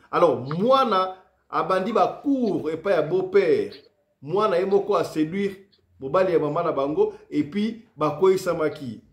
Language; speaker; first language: Lingala; native; Lingala